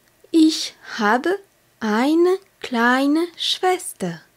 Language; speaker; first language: German; non-native, fluent; French